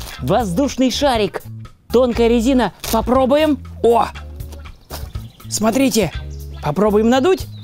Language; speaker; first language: Russian; native; Russian